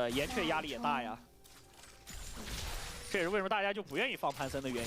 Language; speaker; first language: Chinese; native; Chinese